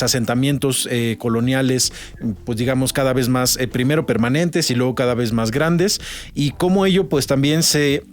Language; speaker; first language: Spanish; native; Spanish